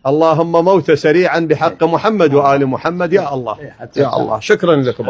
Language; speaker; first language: Arabic; native; Arabic